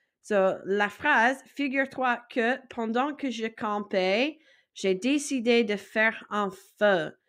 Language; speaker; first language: French; non-native, fluent; English